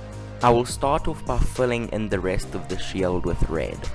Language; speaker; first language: English; native; English